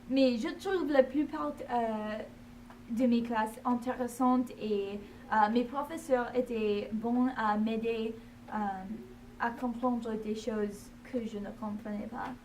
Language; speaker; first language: French; non-native, learner; English